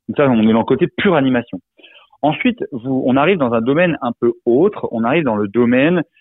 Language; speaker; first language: French; native; French